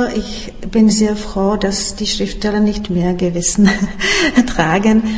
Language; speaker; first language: German; non-native, fluent; Czech